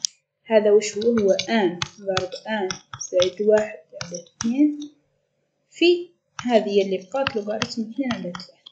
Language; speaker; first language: Arabic; native; Arabic